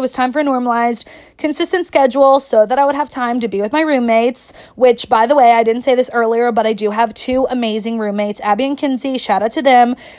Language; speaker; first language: English; native; English